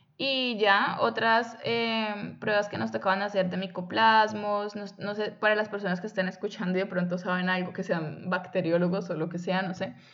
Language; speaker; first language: Spanish; native; Spanish